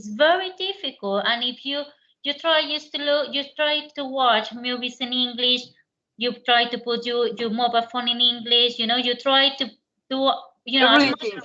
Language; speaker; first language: English; non-native, learner; Spanish